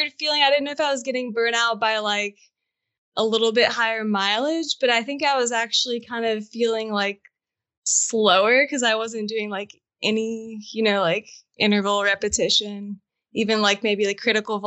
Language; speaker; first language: English; native; English